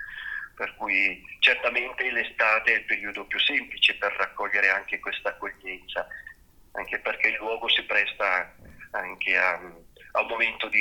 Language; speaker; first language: Italian; native; Italian